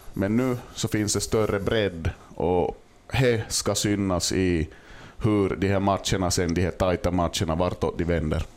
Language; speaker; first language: Swedish; native; Swedish